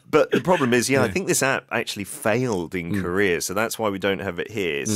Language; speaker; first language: English; native; English